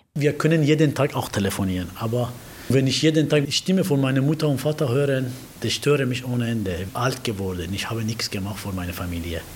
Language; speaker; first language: German; non-native, learner; Persian